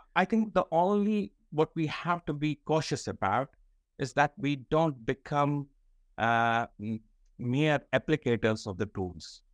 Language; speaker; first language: English; non-native, local second language; Kashmiri